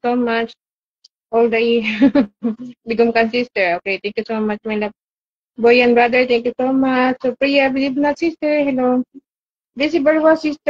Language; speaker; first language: English; non-native, learner; Bangla